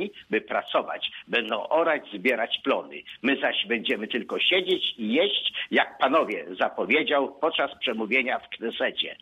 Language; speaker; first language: Polish; native; Polish